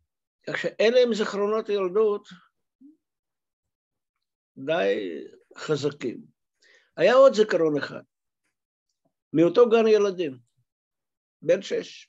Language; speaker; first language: Hebrew; non-native, fluent; Russian